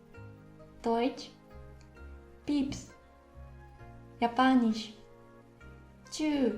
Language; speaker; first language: German; non-native, fluent; Japanese